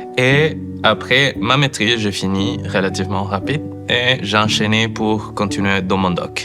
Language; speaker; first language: French; non-native, fluent; Spanish